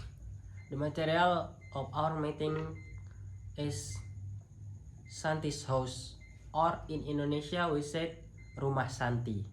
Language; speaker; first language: English; non-native, local second language; Indonesian